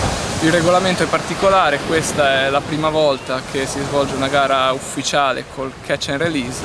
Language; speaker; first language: Italian; native; Italian